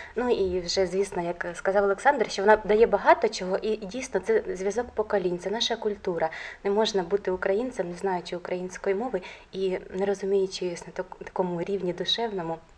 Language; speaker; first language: Ukrainian; native; Ukrainian